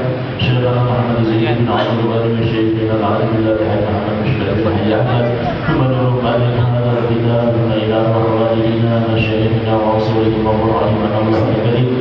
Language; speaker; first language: Arabic; non-native, fluent; Banjar